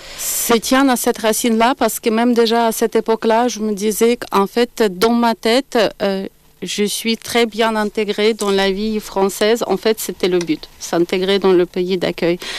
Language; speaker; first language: French; non-native, fluent; Ukrainian